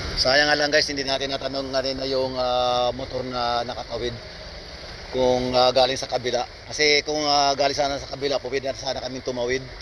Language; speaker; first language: Filipino; native; Filipino